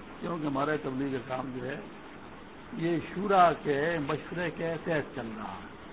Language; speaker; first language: Urdu; non-native, local second language; Pashto